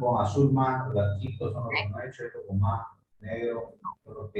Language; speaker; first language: Spanish; native; Spanish